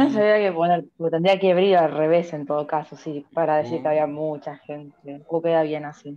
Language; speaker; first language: Spanish; native; Spanish